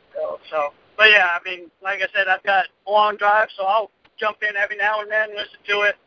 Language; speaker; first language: English; native; English